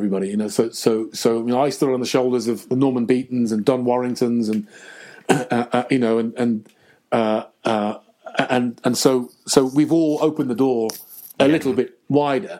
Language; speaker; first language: English; native; English